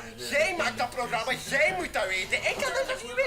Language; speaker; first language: Dutch; native; Dutch